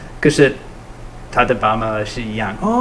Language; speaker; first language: Chinese; non-native, learner; English